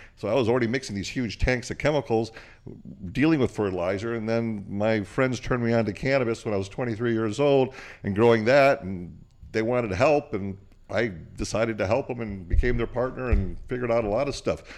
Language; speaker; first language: English; native; English